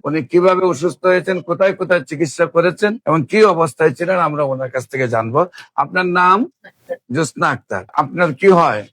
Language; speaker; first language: Bangla; native; Bangla